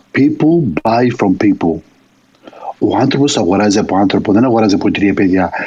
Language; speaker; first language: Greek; early bilingual, heritage; Greek